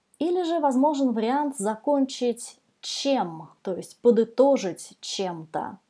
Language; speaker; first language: Russian; native; Russian